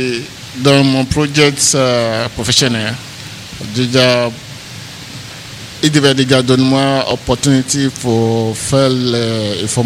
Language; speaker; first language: French; non-native, learner; English